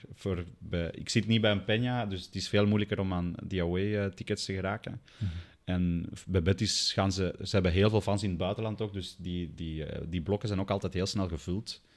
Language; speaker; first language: Dutch; early bilingual, other home language; Spanish